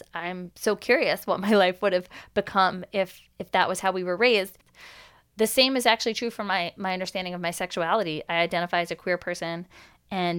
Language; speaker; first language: English; native; English